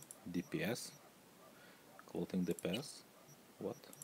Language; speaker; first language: English; non-native, fluent; Lithuanian